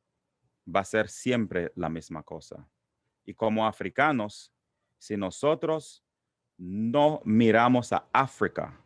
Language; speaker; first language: Spanish; non-native, local second language; English